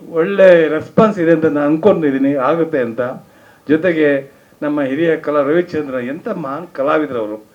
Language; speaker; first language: Kannada; native; Kannada